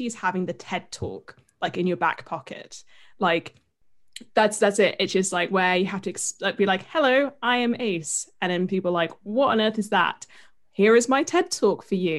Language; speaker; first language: English; native; English